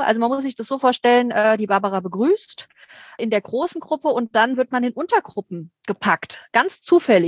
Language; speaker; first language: German; native; German